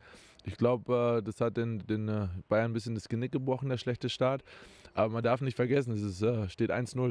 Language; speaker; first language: German; native; German